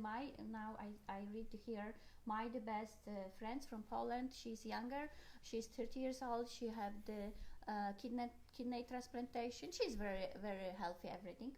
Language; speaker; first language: English; non-native, learner; Polish